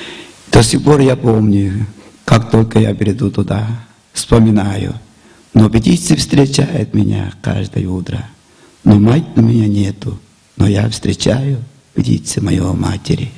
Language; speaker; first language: Russian; non-native, local second language; Tuvinian